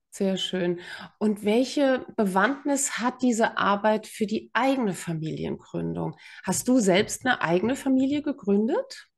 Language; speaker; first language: German; native; German